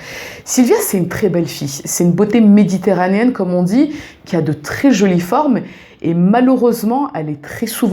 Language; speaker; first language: French; native; French